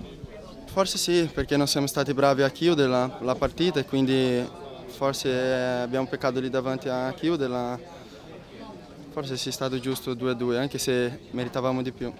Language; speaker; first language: Italian; non-native, fluent; Portuguese